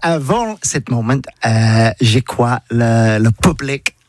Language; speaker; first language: French; non-native, learner; English